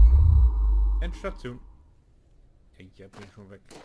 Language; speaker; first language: German; native; German